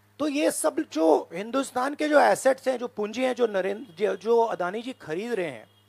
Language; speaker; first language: Hindi; native; Hindi